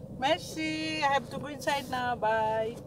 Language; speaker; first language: English; non-native, local second language; Filipino